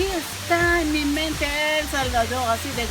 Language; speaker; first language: Spanish; non-native, fluent; Hebrew